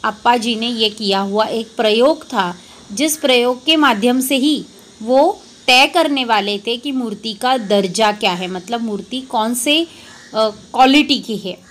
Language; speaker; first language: Hindi; non-native, local second language; Marathi